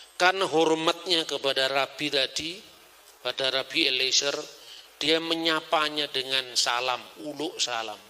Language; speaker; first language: Indonesian; non-native, local second language; Javanese